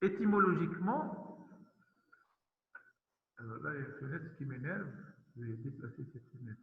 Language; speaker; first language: French; non-native, local second language; Arabic